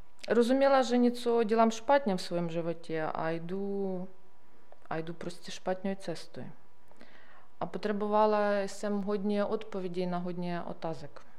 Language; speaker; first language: Czech; non-native, learner; Ukrainian